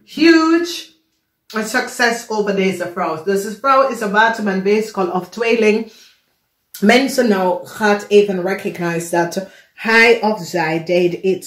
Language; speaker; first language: Dutch; non-native, learner; English